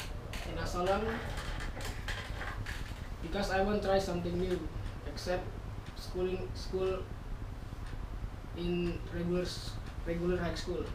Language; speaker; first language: English; non-native, learner; Indonesian